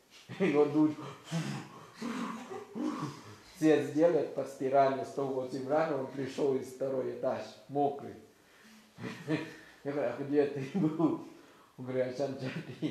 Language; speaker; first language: Russian; non-native, learner; Thai